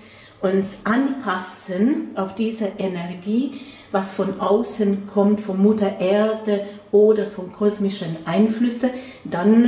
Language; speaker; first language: German; non-native, fluent; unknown